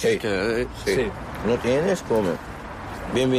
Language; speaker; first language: Spanish; non-native, learner; Arabic